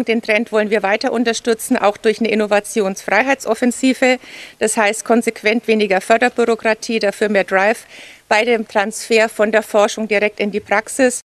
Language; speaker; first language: German; native; German